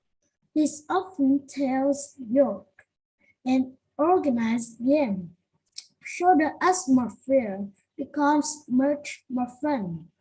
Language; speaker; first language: English; non-native, learner; Vietnamese